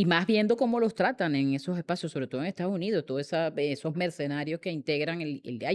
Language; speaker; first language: Spanish; native; Spanish